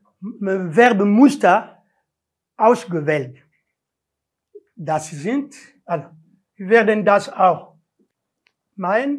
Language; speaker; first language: German; non-native, learner; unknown